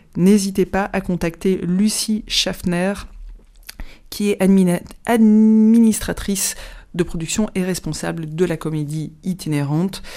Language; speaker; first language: French; native; French